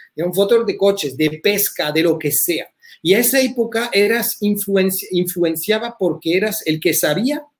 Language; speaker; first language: Spanish; early bilingual, heritage; French